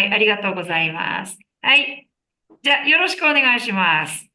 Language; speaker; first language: Japanese; non-native, fluent; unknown